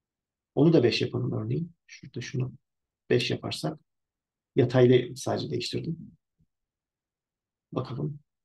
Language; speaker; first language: Turkish; native; Turkish